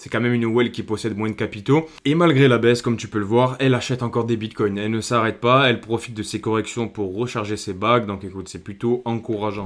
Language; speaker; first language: French; native; French